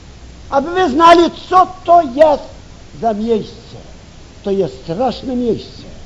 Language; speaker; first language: Polish; early bilingual, heritage; Ukrainian